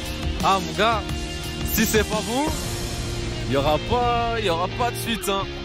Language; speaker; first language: French; native; French